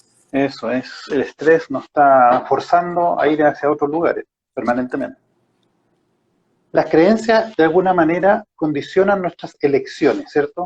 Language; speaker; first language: Spanish; native; Spanish